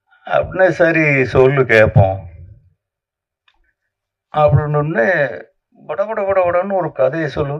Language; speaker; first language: Tamil; native; Tamil